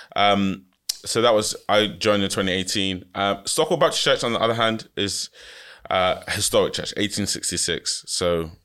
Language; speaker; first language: English; early bilingual, other home language; Yoruba